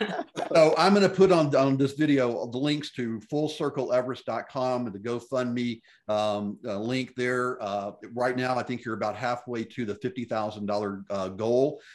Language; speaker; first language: English; native; English